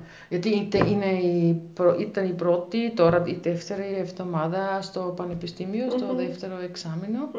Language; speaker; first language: Greek; non-native, learner; German